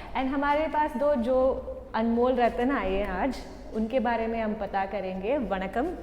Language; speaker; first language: Hindi; non-native, local second language; Tamil